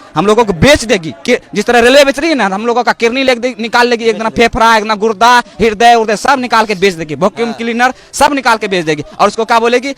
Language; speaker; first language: Hindi; native; Hindi